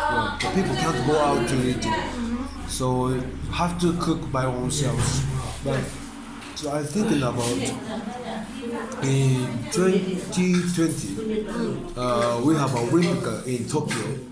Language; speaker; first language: English; non-native, learner; Japanese